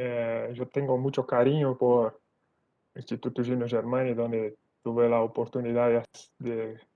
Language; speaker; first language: Spanish; non-native, fluent; Portuguese